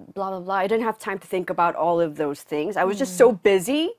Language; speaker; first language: English; non-native, local second language; Korean